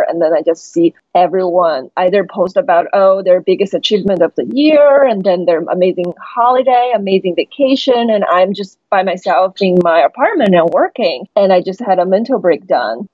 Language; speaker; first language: English; non-native, fluent; Chinese